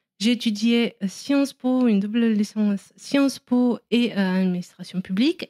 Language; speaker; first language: French; non-native, fluent; Romanian